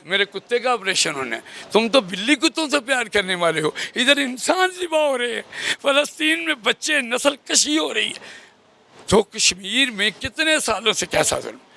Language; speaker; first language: Urdu; native; Urdu